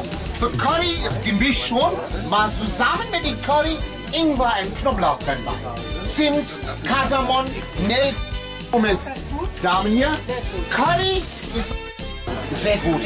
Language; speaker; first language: German; non-native, learner; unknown